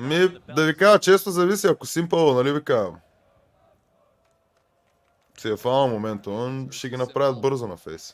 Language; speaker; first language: Bulgarian; native; Bulgarian